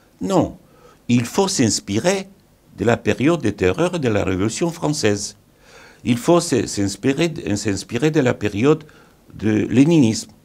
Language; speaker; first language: French; non-native, fluent; Romanian